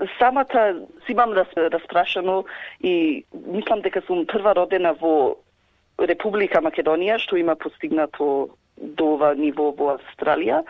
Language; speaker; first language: Macedonian; early bilingual, heritage; Macedonian